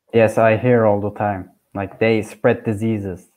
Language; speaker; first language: English; non-native, learner; Turkish